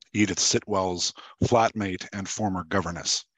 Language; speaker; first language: English; native; English